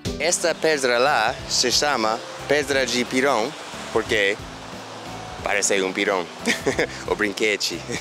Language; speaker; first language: Portuguese; non-native, fluent; English